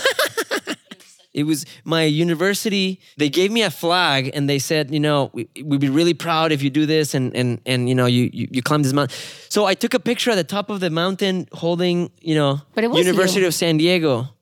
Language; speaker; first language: English; non-native, fluent; Spanish